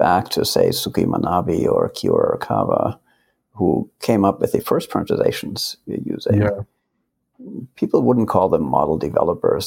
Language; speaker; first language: English; non-native, fluent; Finnish